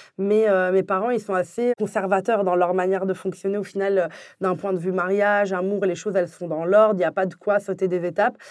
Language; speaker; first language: French; early bilingual, other home language; Arabic